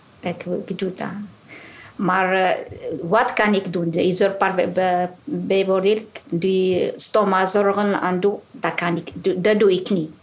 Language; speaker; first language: Dutch; non-native, learner; Arabic